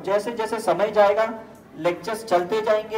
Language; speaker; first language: Hindi; native; Hindi